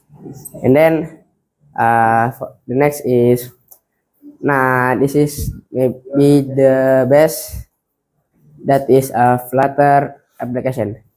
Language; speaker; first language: English; non-native, learner; Indonesian